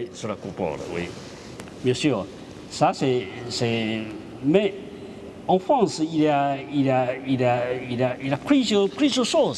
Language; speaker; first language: French; non-native, learner; Chinese